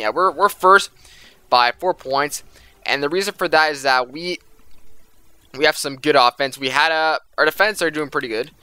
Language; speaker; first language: English; native; English